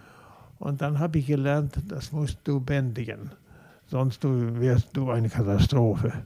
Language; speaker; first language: German; non-native, fluent; Swedish